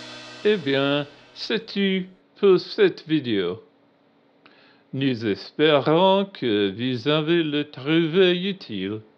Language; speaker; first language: French; non-native, learner; English